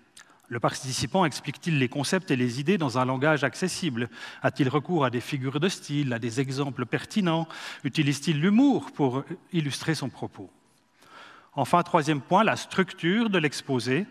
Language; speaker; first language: French; native; French